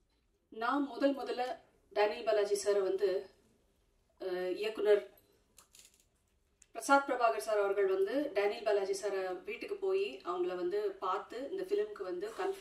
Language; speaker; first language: Tamil; native; Tamil